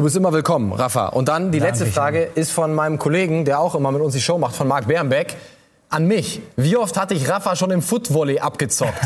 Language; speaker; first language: German; native; German